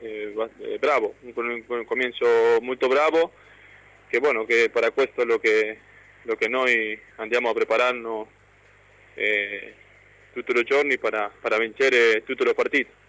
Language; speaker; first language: Italian; non-native, learner; Spanish